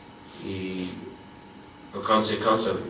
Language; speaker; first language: Russian; non-native, fluent; English